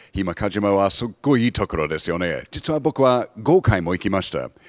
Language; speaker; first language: Japanese; non-native, fluent; English